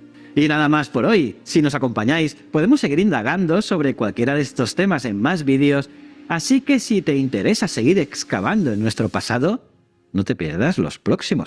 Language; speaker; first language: Spanish; native; Spanish